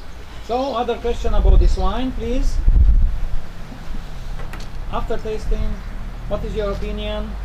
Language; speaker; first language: English; non-native, learner; Romanian